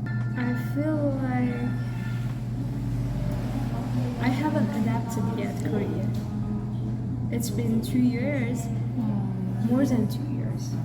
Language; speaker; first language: English; non-native, learner; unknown